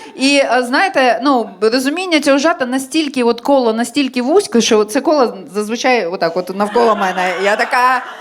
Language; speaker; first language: Ukrainian; non-native, local second language; Russian